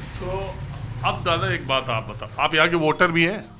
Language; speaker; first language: Hindi; native; Hindi